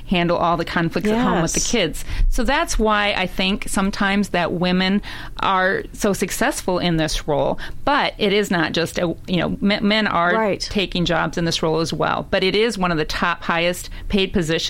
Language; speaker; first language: English; native; English